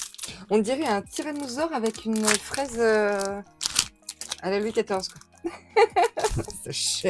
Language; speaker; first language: French; native; French